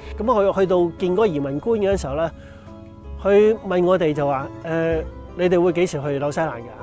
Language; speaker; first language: Cantonese; native; Cantonese